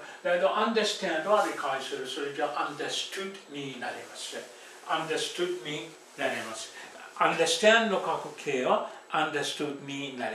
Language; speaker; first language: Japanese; non-native, fluent; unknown